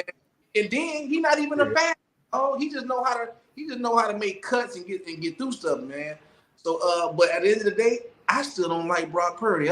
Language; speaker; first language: English; native; English